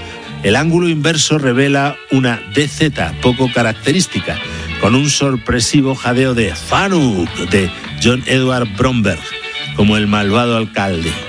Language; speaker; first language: Spanish; native; Spanish